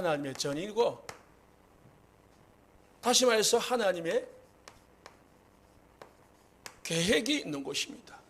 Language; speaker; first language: Korean; native; Korean